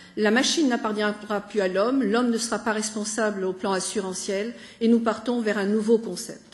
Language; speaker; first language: French; native; French